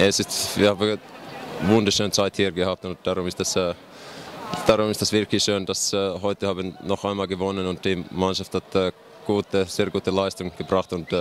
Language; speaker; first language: German; non-native, fluent; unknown